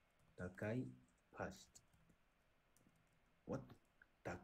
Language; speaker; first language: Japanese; non-native, learner; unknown